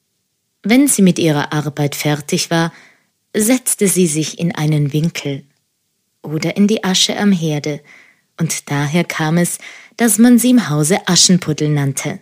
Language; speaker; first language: German; native; German